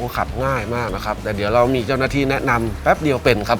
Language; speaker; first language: Thai; native; Thai